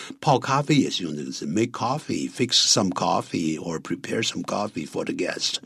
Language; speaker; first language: English; non-native, fluent; Chinese